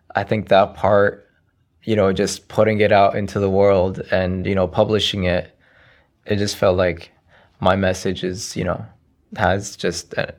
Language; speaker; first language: English; early bilingual, other home language; Arabic